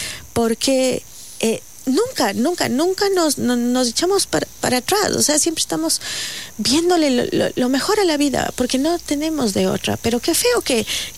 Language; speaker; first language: Spanish; native; Spanish